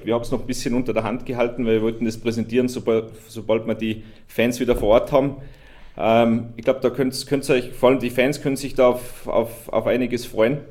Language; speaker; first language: German; native; German